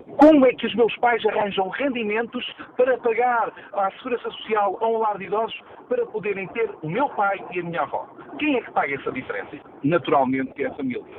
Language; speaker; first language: Portuguese; native; Portuguese